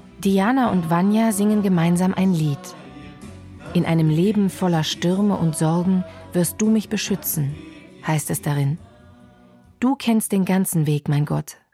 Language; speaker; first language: German; native; German